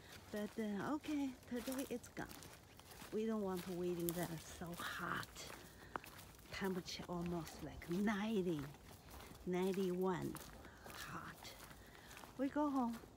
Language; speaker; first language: English; non-native, learner; Chinese